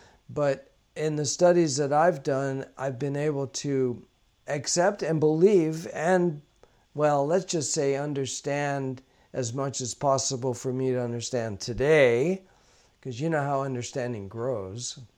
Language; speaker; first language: English; native; English